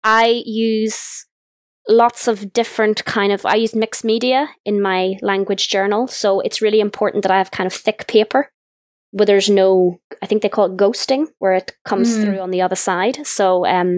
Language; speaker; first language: English; native; English